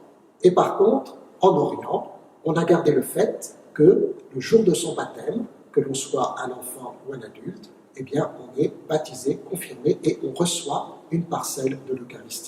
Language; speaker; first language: French; native; French